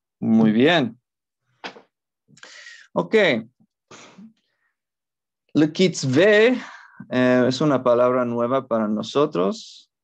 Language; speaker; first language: Spanish; non-native, fluent; English